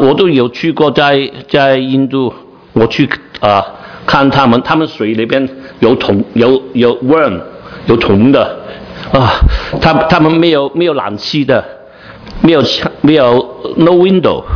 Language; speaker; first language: Chinese; non-native, learner; Cantonese